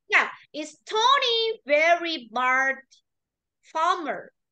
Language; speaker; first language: English; non-native, learner; Vietnamese